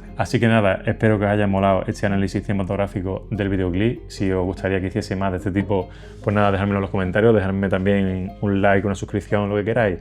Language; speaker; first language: Spanish; native; Spanish